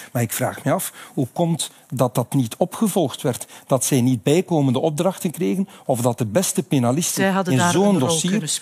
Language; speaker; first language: Dutch; native; Dutch